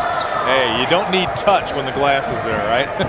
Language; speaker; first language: English; native; English